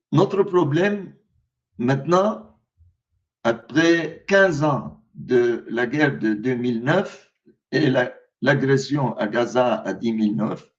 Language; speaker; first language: French; non-native, fluent; Arabic